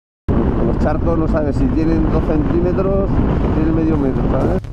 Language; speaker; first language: Spanish; native; Spanish